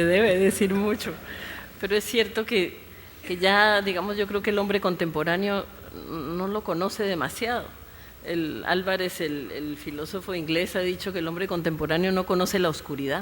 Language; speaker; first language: Spanish; native; Spanish